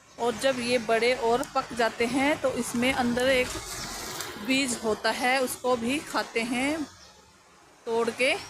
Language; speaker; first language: Hindi; non-native, local second language; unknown